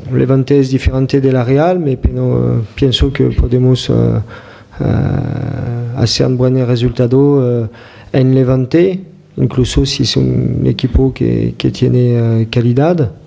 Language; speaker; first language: Spanish; non-native, fluent; French